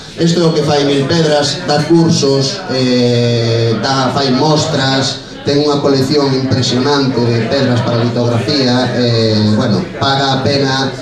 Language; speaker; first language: Galician; non-native, local second language; Spanish